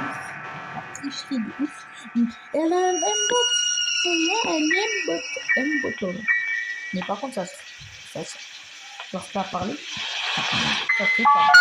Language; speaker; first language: French; native; French